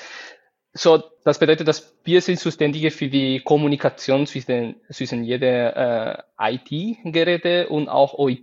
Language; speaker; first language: German; non-native, fluent; Spanish